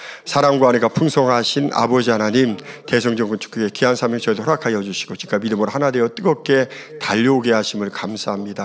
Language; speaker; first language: Korean; native; Korean